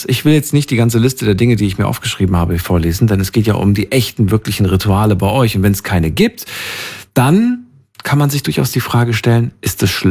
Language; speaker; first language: German; native; German